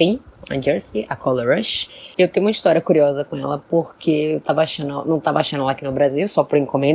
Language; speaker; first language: Portuguese; native; Portuguese